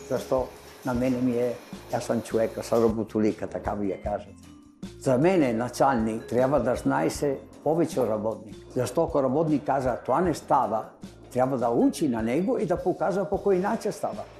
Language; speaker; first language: Bulgarian; non-native, learner; Italian